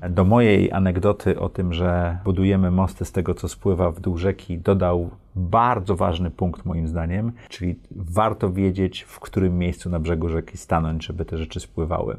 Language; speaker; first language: Polish; native; Polish